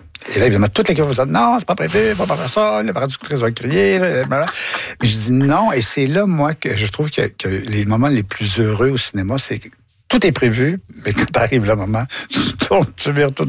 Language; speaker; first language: French; native; French